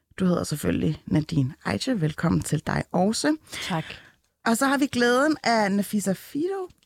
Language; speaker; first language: Danish; early bilingual, other home language; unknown